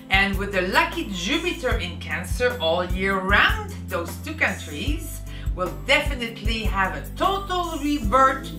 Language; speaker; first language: English; native; English